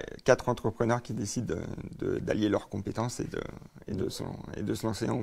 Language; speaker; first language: French; native; French